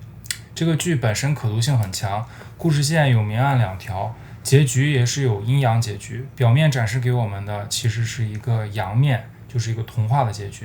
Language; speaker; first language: Chinese; native; Chinese